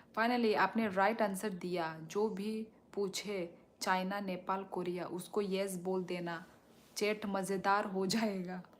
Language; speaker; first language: Hindi; non-native, local second language; Kok Borok